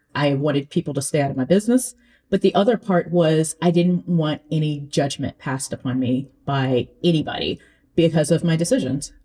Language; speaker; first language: English; early bilingual, other home language; Akan